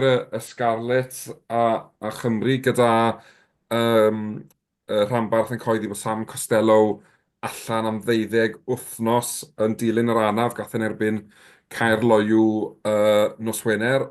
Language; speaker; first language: Welsh; native; Welsh